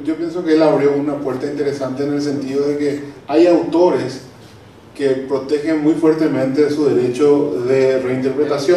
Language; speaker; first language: Spanish; native; Spanish